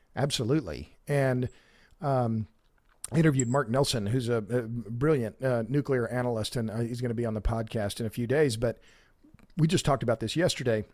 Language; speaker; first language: English; native; English